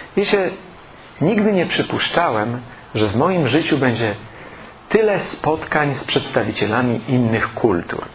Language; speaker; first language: Polish; native; Polish